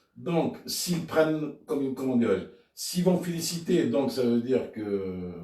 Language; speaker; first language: French; non-native, local second language; Arabic